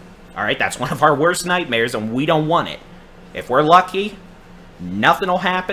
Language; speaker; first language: English; native; English